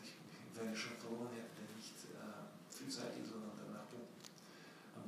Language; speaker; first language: German; non-native, fluent; Ukrainian